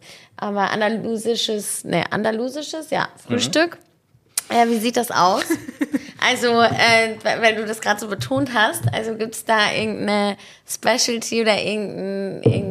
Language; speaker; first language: German; native; German